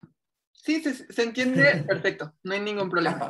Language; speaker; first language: Spanish; native; Spanish